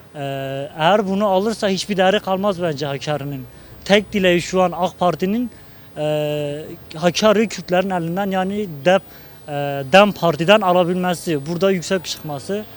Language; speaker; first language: Turkish; non-native, local second language; Kurdish